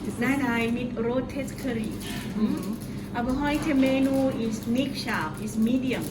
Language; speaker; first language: German; non-native, learner; Thai